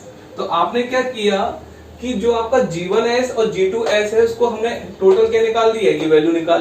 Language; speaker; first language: Hindi; native; Hindi